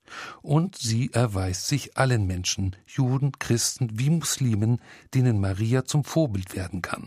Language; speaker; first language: German; native; German